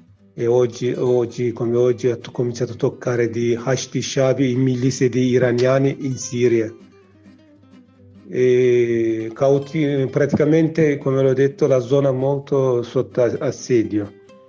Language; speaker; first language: Italian; non-native, learner; Kurdish